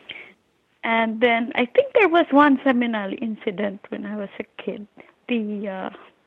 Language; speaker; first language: English; non-native, local second language; Filipino